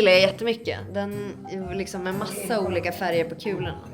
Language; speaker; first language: Swedish; native; Swedish